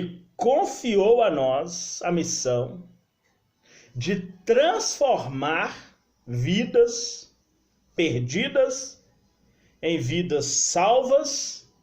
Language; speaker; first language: Portuguese; native; Portuguese